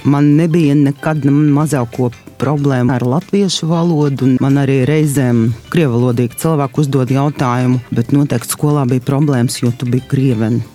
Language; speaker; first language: Latvian; non-native, local second language; Russian